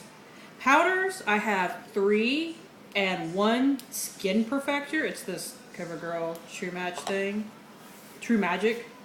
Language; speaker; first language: English; native; English